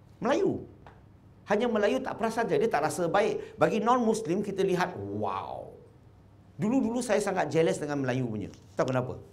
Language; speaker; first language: Malay; non-native, local second language; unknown